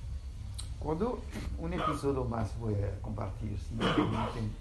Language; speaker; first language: Spanish; non-native, fluent; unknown